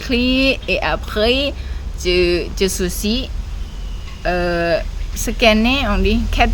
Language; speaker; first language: French; non-native, learner; Thai